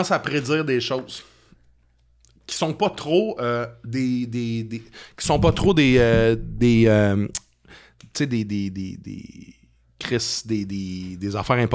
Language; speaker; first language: French; native; French